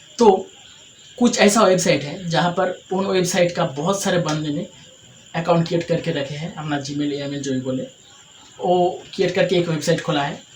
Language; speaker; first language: Hindi; non-native, local second language; Bangla